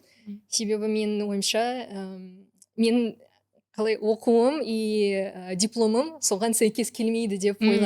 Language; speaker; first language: Kazakh; non-native, local second language; Russian